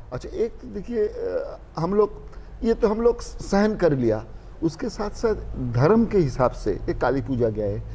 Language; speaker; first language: Hindi; non-native, local second language; Bangla